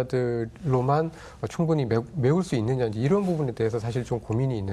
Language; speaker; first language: Korean; native; Korean